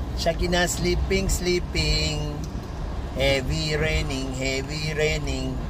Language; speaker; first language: English; non-native, learner; Malay